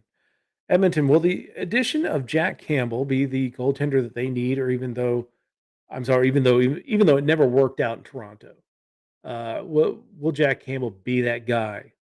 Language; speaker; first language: English; native; English